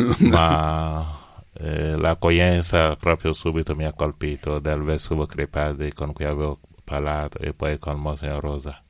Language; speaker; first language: Italian; non-native, fluent; Fon